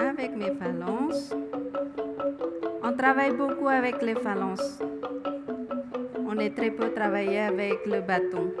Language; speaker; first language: French; non-native, learner; Indonesian